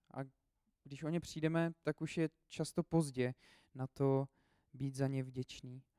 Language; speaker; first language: Czech; native; Czech